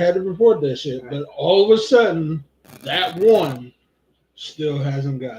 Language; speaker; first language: English; native; English